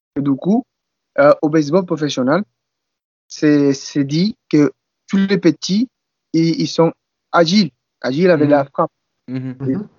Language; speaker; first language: French; non-native, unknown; Spanish